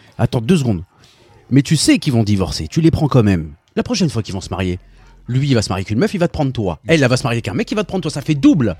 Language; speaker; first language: French; early bilingual, other home language; Arabic